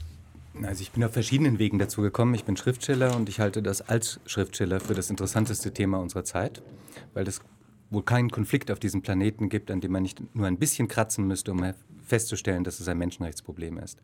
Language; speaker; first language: German; native; German